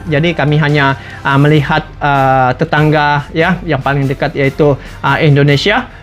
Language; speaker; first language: Malay; native; Malay